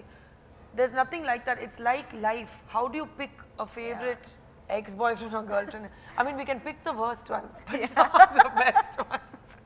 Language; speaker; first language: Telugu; non-native, fluent; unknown